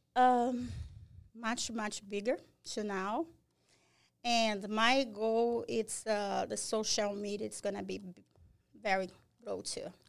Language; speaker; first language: English; non-native, learner; Portuguese